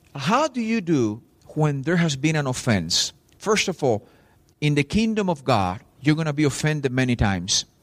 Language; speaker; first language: English; non-native, fluent; Spanish